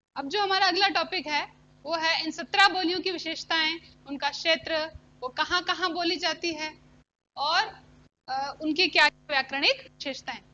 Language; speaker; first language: Hindi; native; Hindi